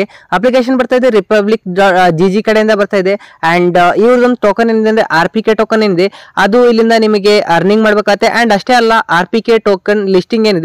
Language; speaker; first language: Kannada; native; Kannada